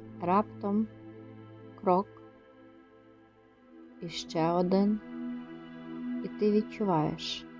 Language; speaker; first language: Ukrainian; native; Ukrainian